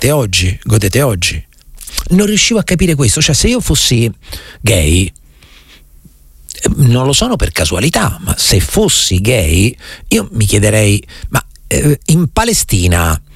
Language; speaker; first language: Italian; native; Italian